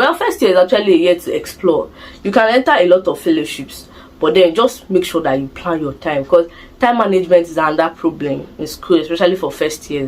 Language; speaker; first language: English; non-native, local second language; Igbo